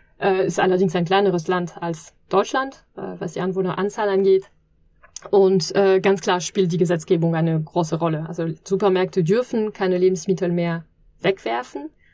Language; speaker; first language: German; non-native, fluent; French